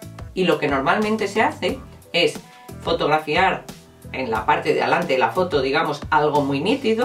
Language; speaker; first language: Spanish; native; Spanish